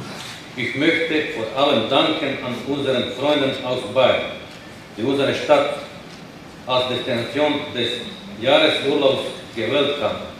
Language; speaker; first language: German; non-native, fluent; Croatian